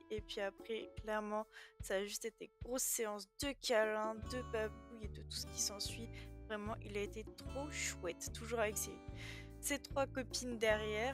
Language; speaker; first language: French; native; French